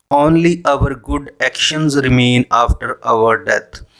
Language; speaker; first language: English; non-native, local second language; Punjabi